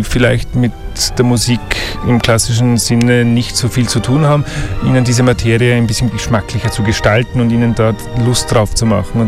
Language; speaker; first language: German; native; German